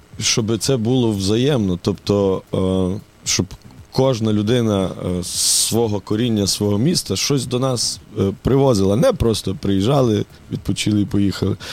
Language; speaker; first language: Ukrainian; native; Ukrainian